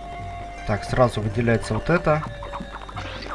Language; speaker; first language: Russian; native; Russian